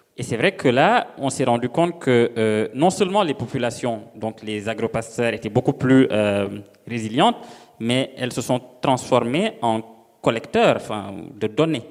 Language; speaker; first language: French; non-native, local second language; Serer